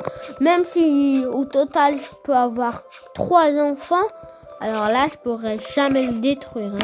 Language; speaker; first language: French; non-native, fluent; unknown